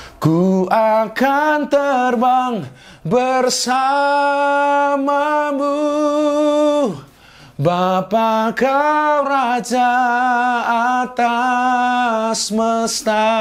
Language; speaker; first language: Indonesian; native; Indonesian